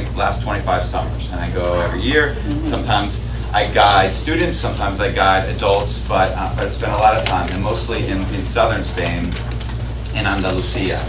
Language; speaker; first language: English; native; English